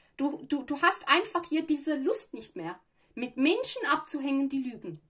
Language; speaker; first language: German; non-native, fluent; Italian